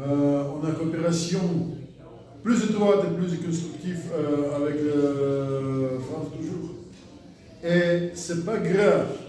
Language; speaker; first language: French; non-native, learner; Russian